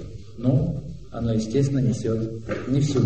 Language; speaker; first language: Russian; native; Russian